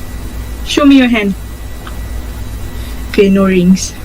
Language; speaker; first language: English; non-native, learner; Malay